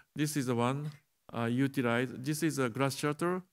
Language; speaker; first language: English; non-native, learner; Japanese